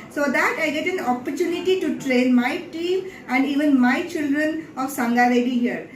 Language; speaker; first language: English; non-native, local second language; Telugu